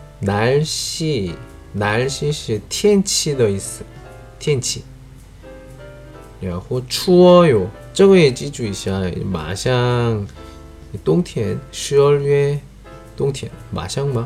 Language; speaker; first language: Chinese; non-native, learner; Korean